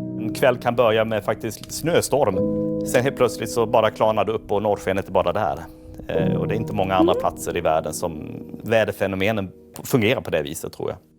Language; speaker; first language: Swedish; native; Swedish